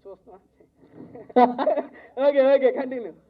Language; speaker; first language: Telugu; native; Telugu